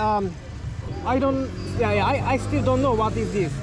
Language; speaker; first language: English; non-native, learner; Japanese